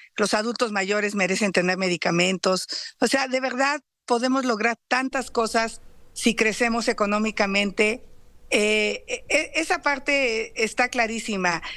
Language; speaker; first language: Spanish; native; Spanish